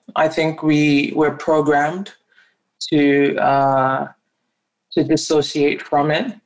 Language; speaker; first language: English; non-native, local second language; Yoruba